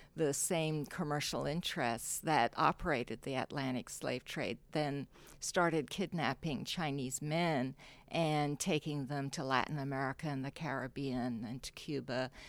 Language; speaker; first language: English; non-native, local second language; Cantonese